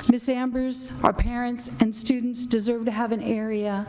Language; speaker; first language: English; native; English